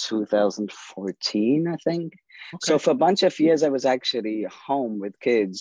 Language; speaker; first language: English; non-native, fluent; German